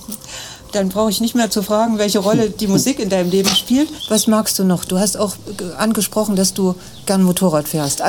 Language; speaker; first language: German; native; German